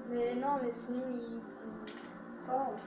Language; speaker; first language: French; native; French